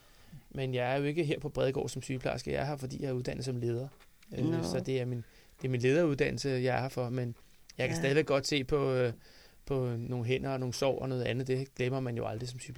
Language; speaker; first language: Danish; native; Danish